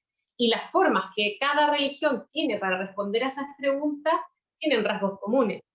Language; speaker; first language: Spanish; native; Spanish